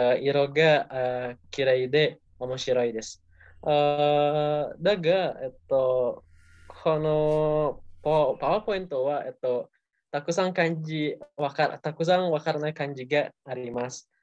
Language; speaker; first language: Japanese; non-native, learner; Indonesian